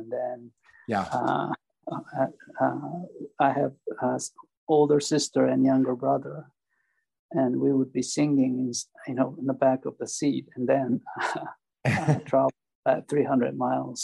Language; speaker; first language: English; non-native, fluent; Japanese